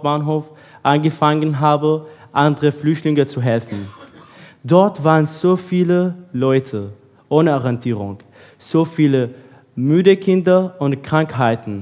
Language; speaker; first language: German; non-native, learner; Arabic